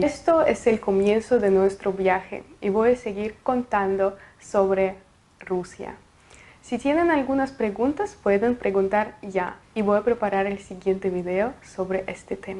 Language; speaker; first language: Spanish; non-native, fluent; Russian